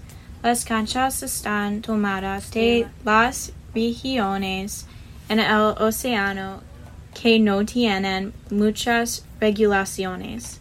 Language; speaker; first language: Spanish; non-native, learner; English